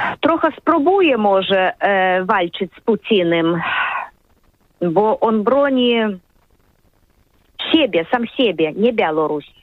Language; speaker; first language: Polish; non-native, learner; Russian